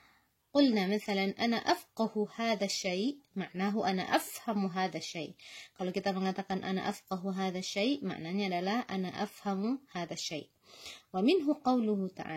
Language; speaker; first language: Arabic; non-native, fluent; Indonesian